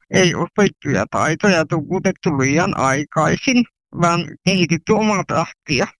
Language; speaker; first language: Finnish; native; Finnish